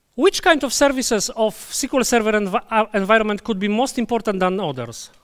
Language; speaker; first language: English; non-native, fluent; Polish